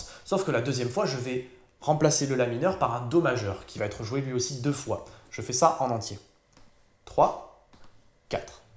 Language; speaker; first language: French; native; French